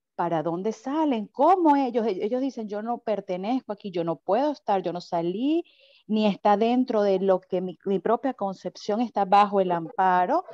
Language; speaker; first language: Spanish; native; Spanish